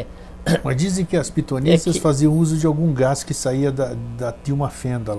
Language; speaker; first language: Portuguese; native; Portuguese